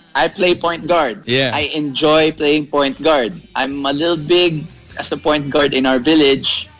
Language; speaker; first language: English; non-native, local second language; Filipino